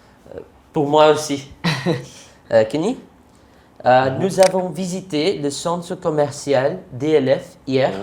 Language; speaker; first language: French; non-native, learner; Hindi